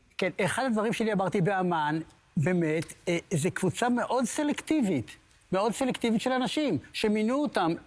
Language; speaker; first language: Hebrew; native; Hebrew